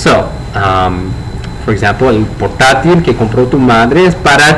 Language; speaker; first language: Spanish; non-native, fluent; English